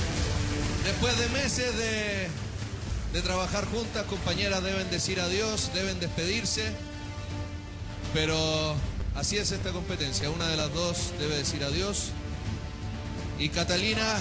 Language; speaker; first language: Spanish; native; Spanish